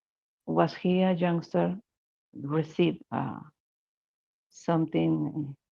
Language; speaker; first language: English; non-native, learner; Spanish